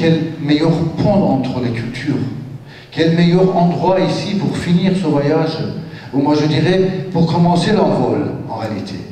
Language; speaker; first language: French; non-native, fluent; Persian